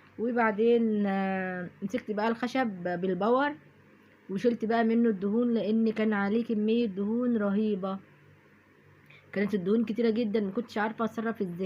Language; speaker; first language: Arabic; native; Arabic